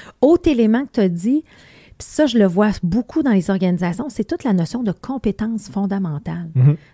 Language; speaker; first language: French; native; French